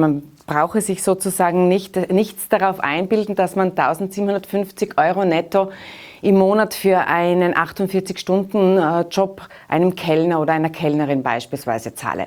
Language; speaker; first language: German; native; German